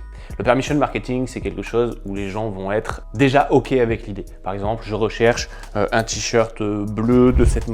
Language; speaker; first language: French; native; French